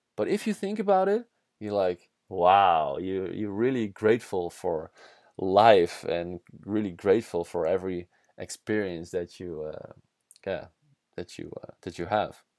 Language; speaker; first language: English; non-native, fluent; Dutch